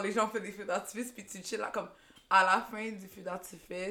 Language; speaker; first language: French; early bilingual, heritage; French